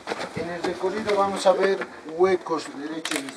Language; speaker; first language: Spanish; native; Spanish